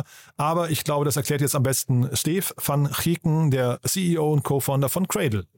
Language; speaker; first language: German; native; German